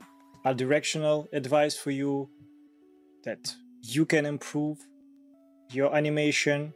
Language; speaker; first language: English; non-native, fluent; Russian